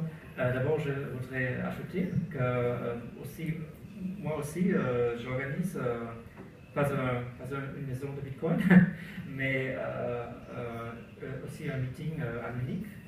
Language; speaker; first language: French; non-native, learner; German